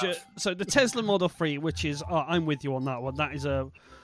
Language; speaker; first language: English; native; English